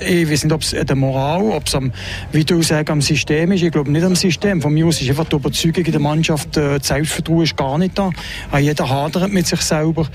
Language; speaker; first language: German; native; German